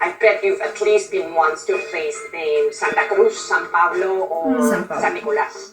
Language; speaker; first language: English; non-native, local second language; Filipino